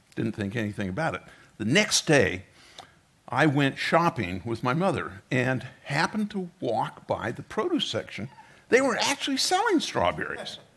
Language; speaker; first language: English; native; English